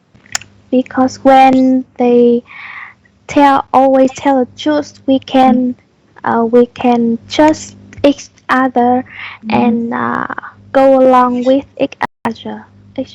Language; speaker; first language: English; non-native, learner; Vietnamese